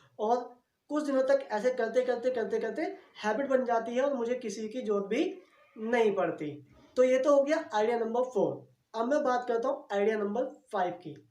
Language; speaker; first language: Hindi; native; Hindi